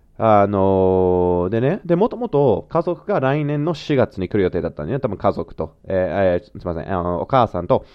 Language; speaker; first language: Japanese; non-native, fluent; English